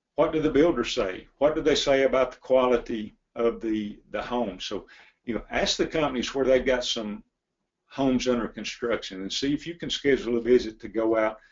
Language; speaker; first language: English; native; English